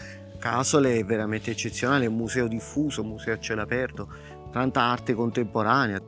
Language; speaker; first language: Italian; native; Italian